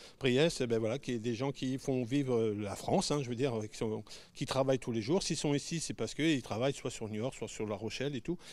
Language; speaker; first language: French; native; French